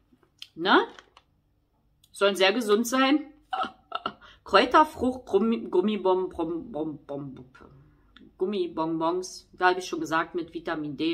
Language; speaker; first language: German; native; German